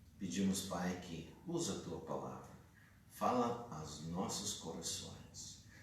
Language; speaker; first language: Portuguese; non-native, fluent; English